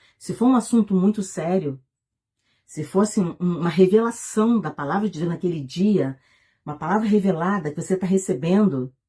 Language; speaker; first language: Portuguese; native; Portuguese